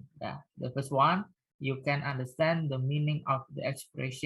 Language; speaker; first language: English; non-native, fluent; Indonesian